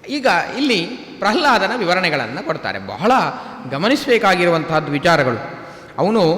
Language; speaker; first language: Kannada; native; Kannada